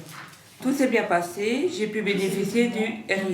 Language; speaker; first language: French; native; French